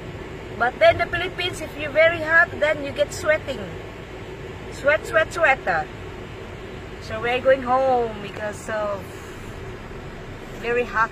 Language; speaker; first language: English; non-native, local second language; Cebuano